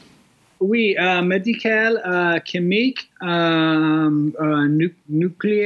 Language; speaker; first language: French; non-native, learner; English